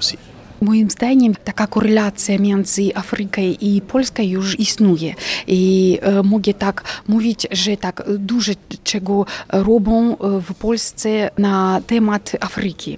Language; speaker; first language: Polish; non-native, fluent; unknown